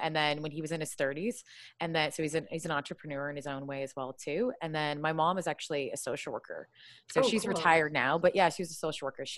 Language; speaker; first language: English; native; English